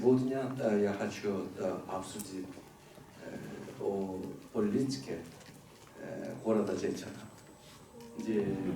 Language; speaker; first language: Russian; non-native, learner; Korean